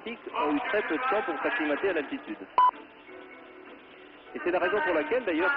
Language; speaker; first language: French; native; French